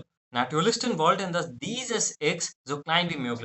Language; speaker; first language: German; non-native, fluent; Hindi